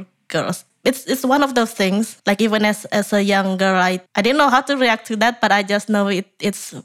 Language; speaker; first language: English; non-native, fluent; Indonesian